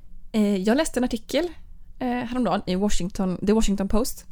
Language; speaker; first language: Swedish; native; Swedish